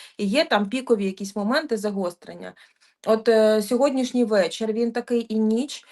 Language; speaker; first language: Ukrainian; non-native, local second language; Russian